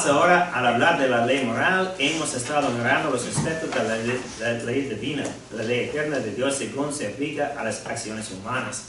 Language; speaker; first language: Spanish; non-native, fluent; English